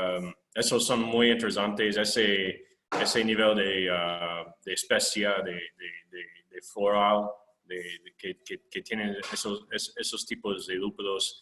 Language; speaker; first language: Spanish; non-native, fluent; English